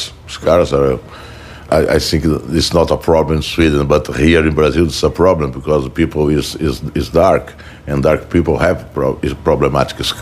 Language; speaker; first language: English; non-native, fluent; Portuguese